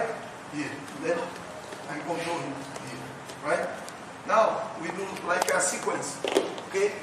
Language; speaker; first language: English; non-native, learner; Portuguese